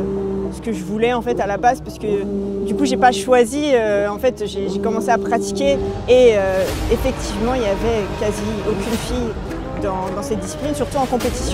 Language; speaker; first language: French; native; French